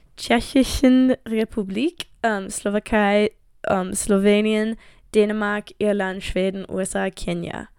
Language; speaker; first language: German; non-native, fluent; English